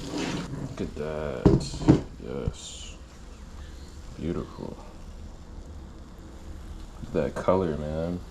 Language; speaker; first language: English; native; English